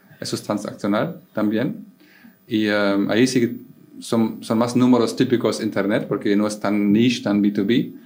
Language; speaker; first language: Spanish; non-native, fluent; German